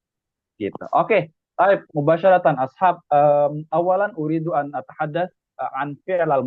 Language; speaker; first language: Arabic; non-native, fluent; Indonesian